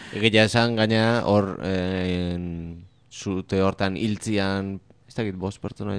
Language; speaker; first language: Basque; native; Basque